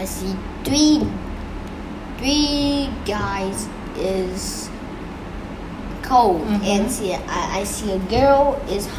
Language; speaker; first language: English; non-native, learner; Vietnamese